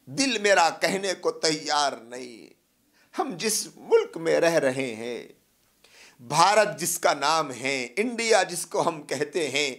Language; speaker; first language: Urdu; native; Urdu